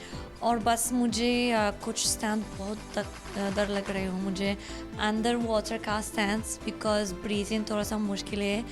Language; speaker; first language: Hindi; non-native, learner; Arabic